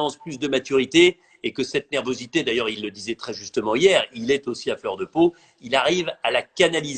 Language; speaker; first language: French; native; French